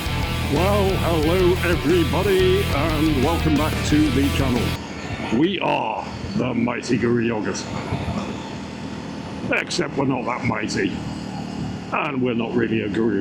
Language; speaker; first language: English; native; English